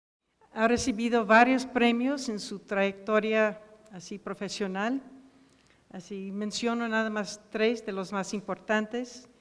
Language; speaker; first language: Spanish; non-native, fluent; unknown